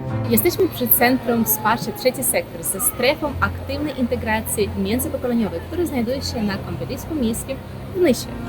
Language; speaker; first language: Polish; non-native, fluent; Russian